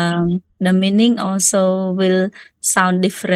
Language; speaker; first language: English; non-native, learner; Khmer